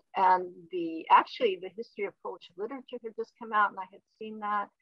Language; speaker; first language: English; early bilingual, other home language; Polish